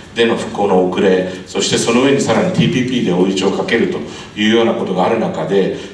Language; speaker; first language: Japanese; native; Japanese